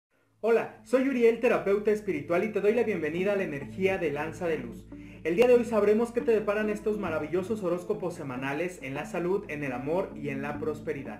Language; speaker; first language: Spanish; native; Spanish